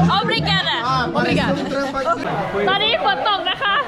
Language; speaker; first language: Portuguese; non-native, learner; Thai